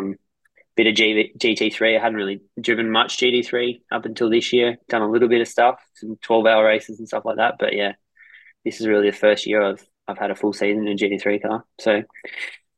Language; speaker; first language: English; native; English